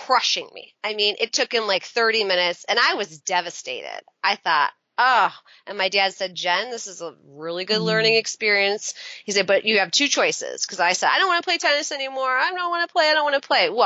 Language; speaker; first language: English; native; English